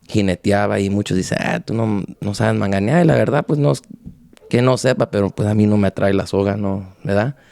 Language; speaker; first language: Spanish; early bilingual, heritage; Spanish